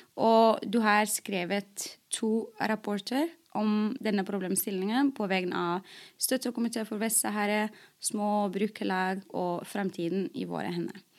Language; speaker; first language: Norwegian; non-native, fluent; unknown